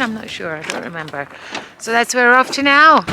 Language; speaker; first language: English; native; English